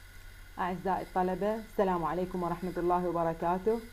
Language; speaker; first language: Arabic; native; Arabic